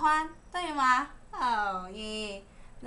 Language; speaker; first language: Chinese; non-native, learner; Vietnamese